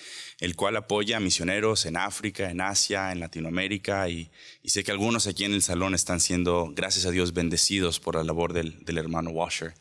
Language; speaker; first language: Spanish; native; Spanish